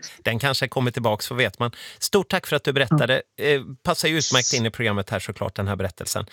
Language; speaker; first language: Swedish; native; Swedish